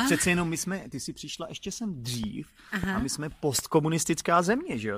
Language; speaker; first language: Czech; native; Czech